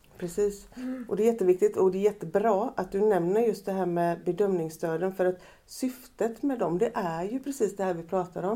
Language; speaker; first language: Swedish; native; Swedish